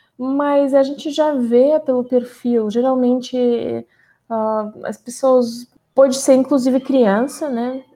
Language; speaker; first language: Portuguese; non-native, fluent; Russian